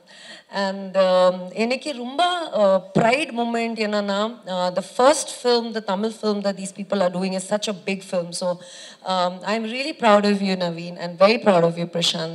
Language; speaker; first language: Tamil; non-native, learner; Kannada